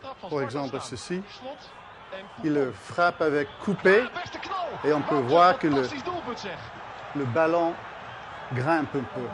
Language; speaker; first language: French; early bilingual, heritage; English